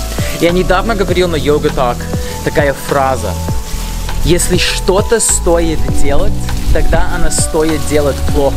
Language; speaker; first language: Russian; non-native, fluent; English